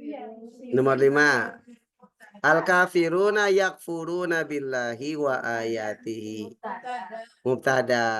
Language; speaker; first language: Arabic; non-native, fluent; Indonesian